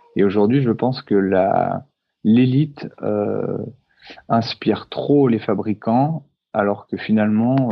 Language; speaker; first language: French; native; French